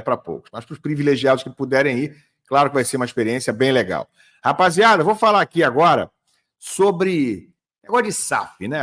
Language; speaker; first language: Portuguese; native; Portuguese